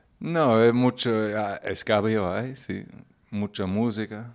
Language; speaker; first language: Spanish; non-native, fluent; English